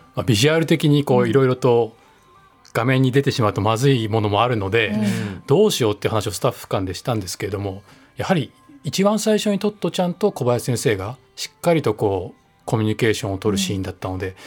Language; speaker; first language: Japanese; native; Japanese